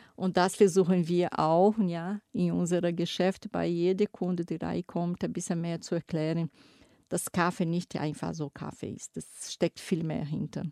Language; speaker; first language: German; non-native, fluent; Portuguese